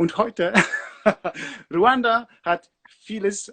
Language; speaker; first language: German; non-native, learner; Polish